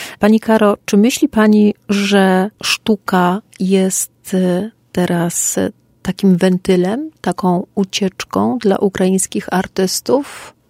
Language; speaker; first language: Polish; native; Polish